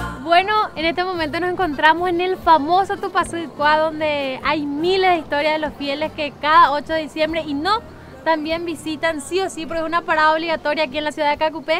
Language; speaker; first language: Spanish; native; Spanish